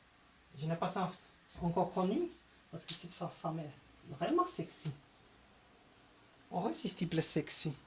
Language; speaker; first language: French; non-native, learner; German